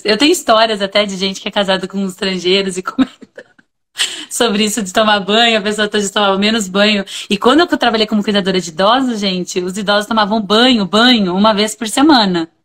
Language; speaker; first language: Portuguese; native; Portuguese